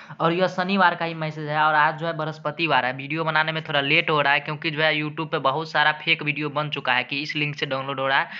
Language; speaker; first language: Hindi; native; Hindi